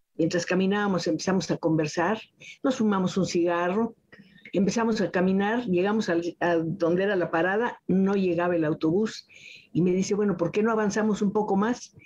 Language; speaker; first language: Spanish; native; Spanish